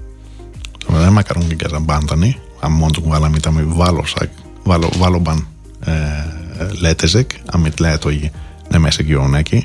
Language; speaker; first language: Hungarian; non-native, fluent; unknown